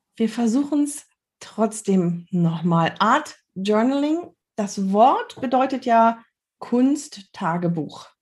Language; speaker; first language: German; native; German